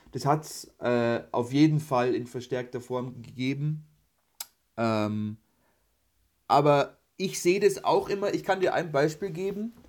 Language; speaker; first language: German; native; German